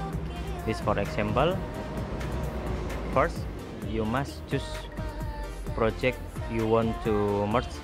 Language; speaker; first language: English; non-native, learner; Indonesian